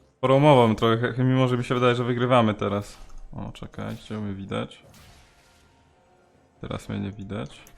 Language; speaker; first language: Polish; native; Polish